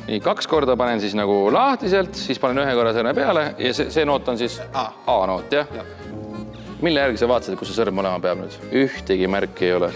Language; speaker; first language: Estonian; native; Estonian